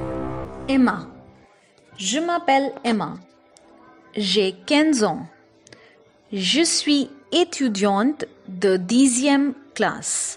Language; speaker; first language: French; non-native, fluent; Hindi